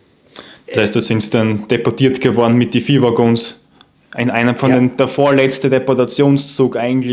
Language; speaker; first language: German; native; German